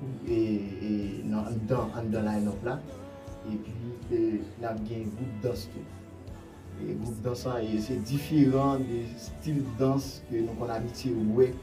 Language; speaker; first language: French; non-native, local second language; Haitian Creole